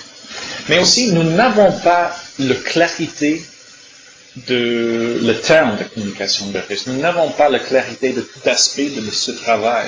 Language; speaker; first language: French; non-native, learner; English